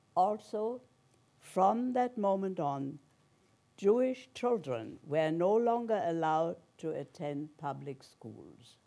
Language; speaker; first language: English; early bilingual, other home language; German